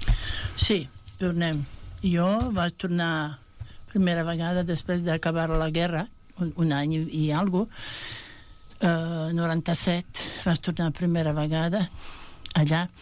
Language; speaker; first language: Catalan; non-native, fluent; Bosnian